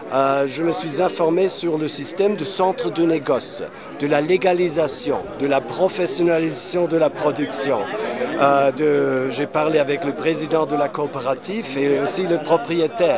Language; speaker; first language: French; non-native, fluent; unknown